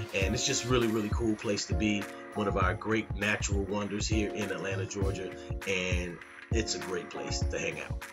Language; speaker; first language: English; native; English